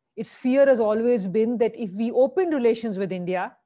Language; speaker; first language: English; non-native, local second language; Hindi